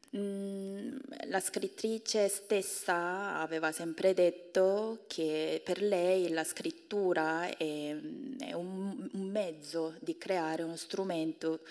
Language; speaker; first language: Italian; non-native, fluent; Korean